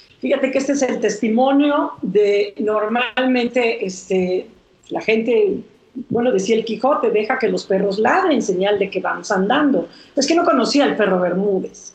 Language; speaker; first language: Spanish; native; Spanish